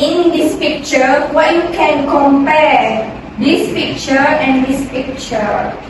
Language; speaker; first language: English; non-native, local second language; Malay